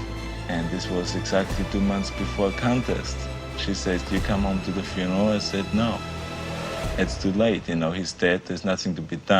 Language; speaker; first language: English; non-native, fluent; German